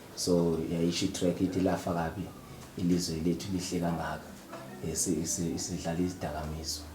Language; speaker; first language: Zulu; native; Zulu